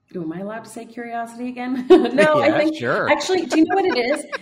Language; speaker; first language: English; native; English